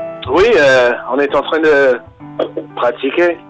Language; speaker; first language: French; non-native, fluent; English